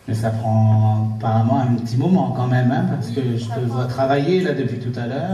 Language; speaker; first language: French; native; French